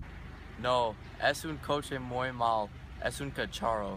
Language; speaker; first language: Spanish; non-native, learner; English